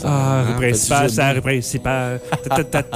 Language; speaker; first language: French; native; French